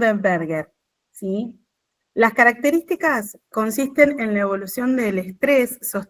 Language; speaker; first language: Spanish; native; Spanish